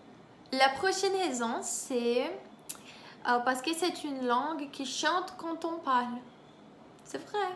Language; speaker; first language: French; non-native, fluent; Portuguese